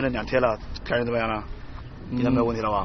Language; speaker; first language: Chinese; native; Chinese